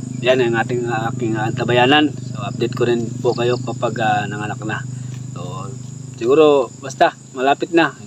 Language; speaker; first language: Filipino; non-native, local second language; Cebuano